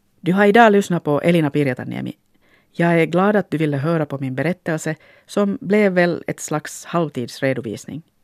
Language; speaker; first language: Swedish; non-native, local second language; Finnish